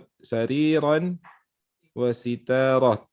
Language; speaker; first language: Arabic; non-native, learner; Indonesian